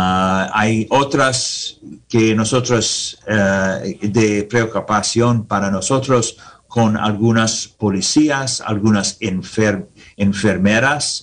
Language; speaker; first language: Spanish; non-native, learner; English